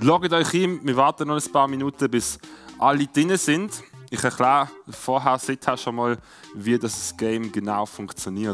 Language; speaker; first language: German; native; German